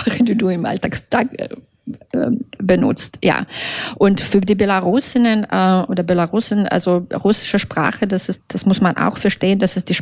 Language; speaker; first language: German; non-native, fluent; Russian